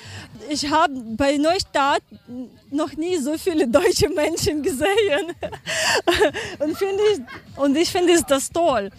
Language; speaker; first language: German; non-native, learner; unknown